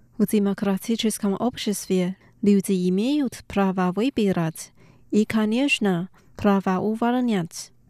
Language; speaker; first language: Russian; non-native, learner; Chinese